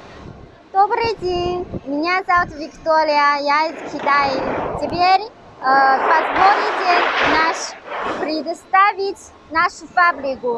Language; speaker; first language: Russian; non-native, learner; Chinese